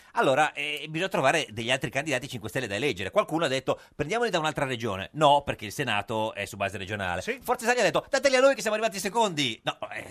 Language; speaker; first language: Italian; native; Italian